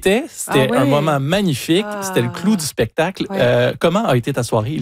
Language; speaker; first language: French; native; French